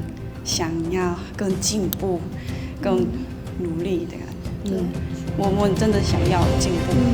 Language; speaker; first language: Chinese; non-native, fluent; Korean